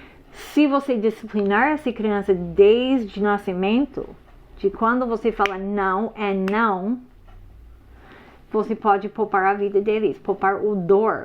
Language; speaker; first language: Portuguese; non-native, fluent; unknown